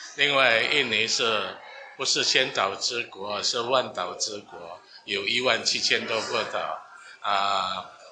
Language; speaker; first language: Chinese; non-native, fluent; Min Nan Chinese